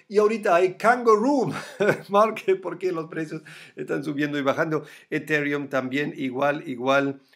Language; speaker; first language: Spanish; non-native, fluent; German